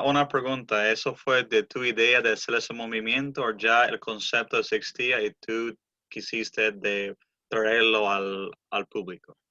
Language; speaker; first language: Spanish; early bilingual, heritage; Spanish